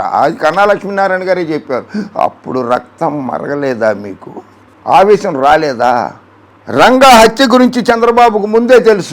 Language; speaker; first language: Telugu; native; Telugu